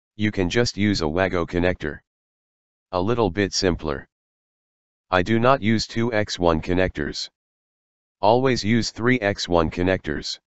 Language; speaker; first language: English; non-native, fluent; German